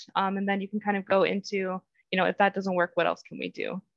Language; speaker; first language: English; native; English